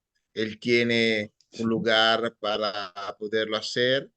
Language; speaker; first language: Spanish; native; Spanish